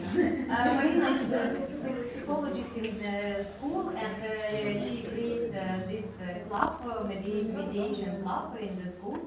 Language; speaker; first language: English; non-native, fluent; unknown